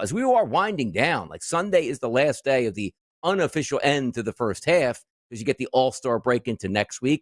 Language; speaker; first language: English; native; English